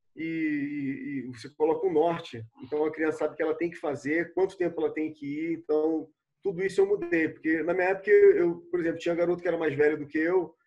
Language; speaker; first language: Portuguese; native; Portuguese